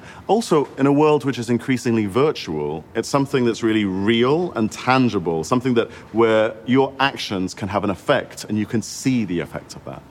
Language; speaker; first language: English; native; English